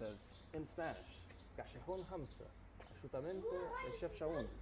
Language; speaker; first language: Spanish; non-native, learner; English